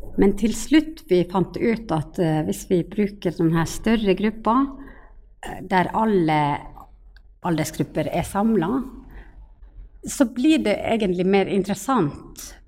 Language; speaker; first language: Norwegian; non-native, fluent; Finnish